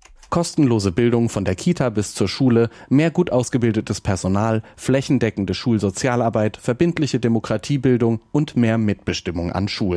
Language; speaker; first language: German; native; German